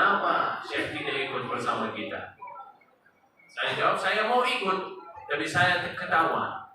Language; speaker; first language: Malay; non-native, fluent; Arabic